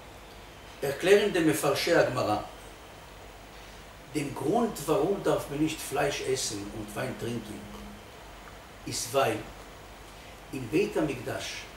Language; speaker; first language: German; non-native, fluent; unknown